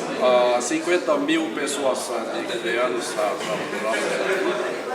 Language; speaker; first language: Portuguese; non-native, learner; Korean